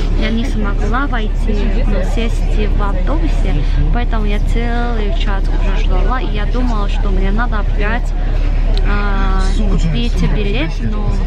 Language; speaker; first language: Russian; non-native, learner; Korean